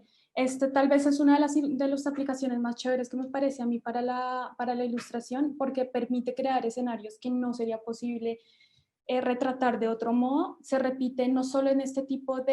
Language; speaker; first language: Spanish; native; Spanish